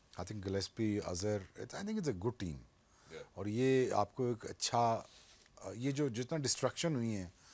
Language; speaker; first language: Urdu; non-native, local second language; Punjabi